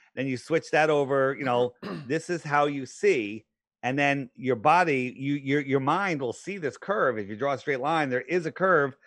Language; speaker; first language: English; native; English